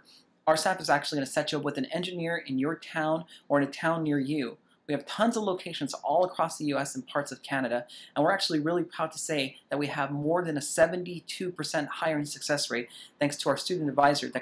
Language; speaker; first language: English; native; English